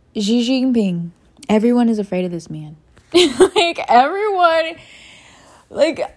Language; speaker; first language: English; native; English